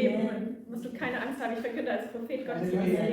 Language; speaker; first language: German; native; German